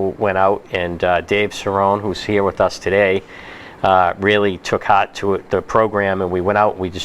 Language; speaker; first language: English; native; English